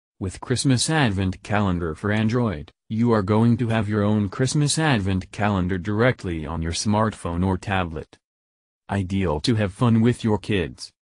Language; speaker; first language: English; non-native, fluent; French